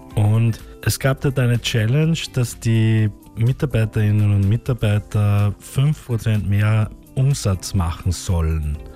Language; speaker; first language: German; native; German